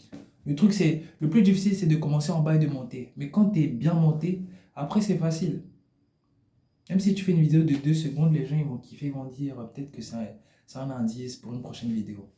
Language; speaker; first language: French; native; French